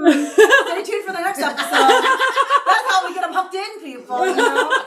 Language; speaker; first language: English; native; English